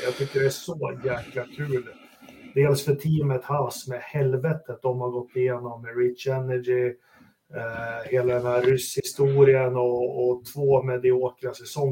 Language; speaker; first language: Swedish; native; Swedish